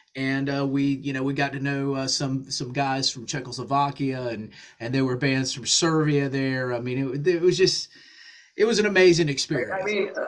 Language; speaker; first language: English; native; English